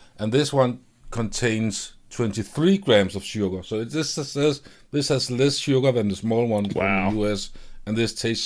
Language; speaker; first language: English; non-native, fluent; Danish